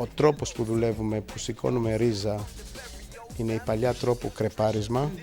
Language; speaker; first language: Greek; early bilingual, heritage; Greek